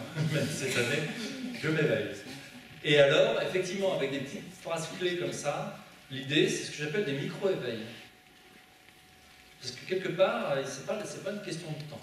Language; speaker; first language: French; native; French